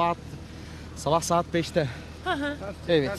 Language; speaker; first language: Turkish; non-native, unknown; Arabic